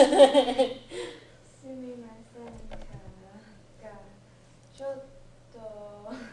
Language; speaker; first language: Japanese; non-native, learner; English